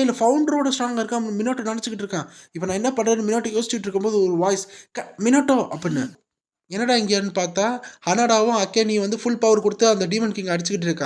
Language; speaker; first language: Tamil; native; Tamil